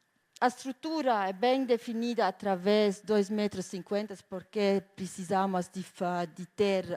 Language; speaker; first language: Portuguese; non-native, fluent; German